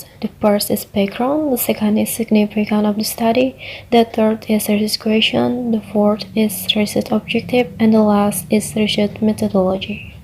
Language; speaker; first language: English; non-native, learner; Indonesian